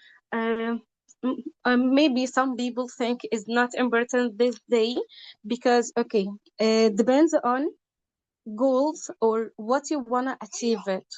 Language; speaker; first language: English; non-native, learner; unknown